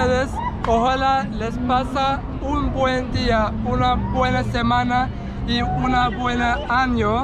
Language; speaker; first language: Spanish; non-native, learner; Turkish